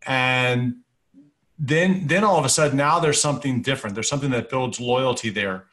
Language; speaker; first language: English; native; English